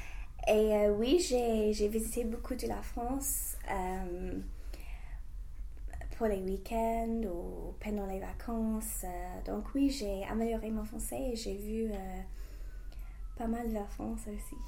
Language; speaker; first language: French; non-native, fluent; English